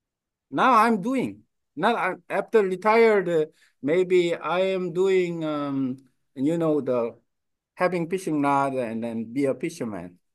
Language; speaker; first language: English; non-native, learner; Korean